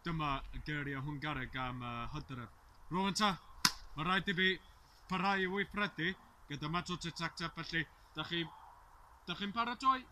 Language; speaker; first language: Welsh; non-native, learner; English